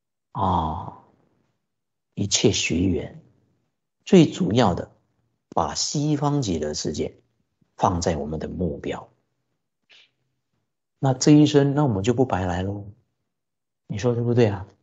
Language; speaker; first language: Chinese; native; Chinese